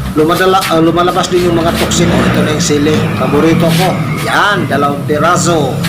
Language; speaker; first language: Filipino; non-native, local second language; Cebuano